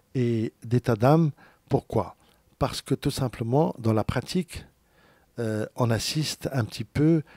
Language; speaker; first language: French; non-native, local second language; Arabic